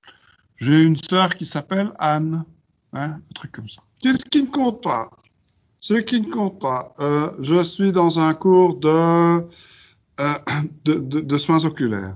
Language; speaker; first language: French; non-native, fluent; Dutch